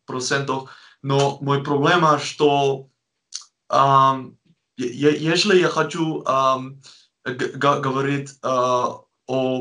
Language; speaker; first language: Russian; non-native, learner; Dutch